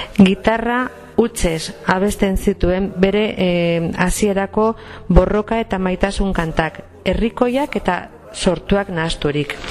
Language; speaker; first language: Basque; non-native, local second language; Spanish